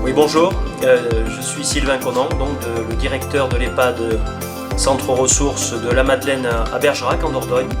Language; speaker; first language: French; native; French